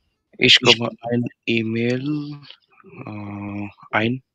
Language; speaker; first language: German; non-native, learner; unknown